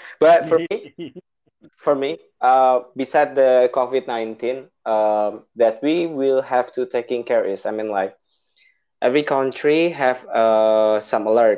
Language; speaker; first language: English; non-native, learner; Indonesian